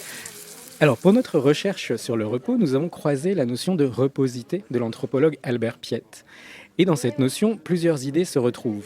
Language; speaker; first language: French; native; French